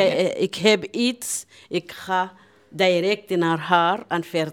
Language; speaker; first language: Dutch; non-native, learner; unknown